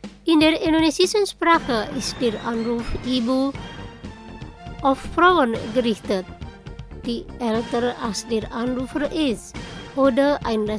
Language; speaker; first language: German; non-native, learner; Indonesian